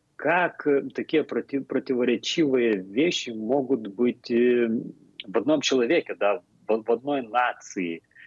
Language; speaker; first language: Russian; non-native, fluent; Lithuanian